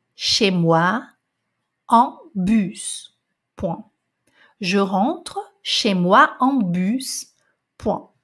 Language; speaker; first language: French; non-native, fluent; Portuguese